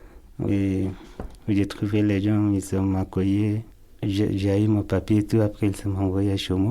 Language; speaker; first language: French; non-native, learner; Arabic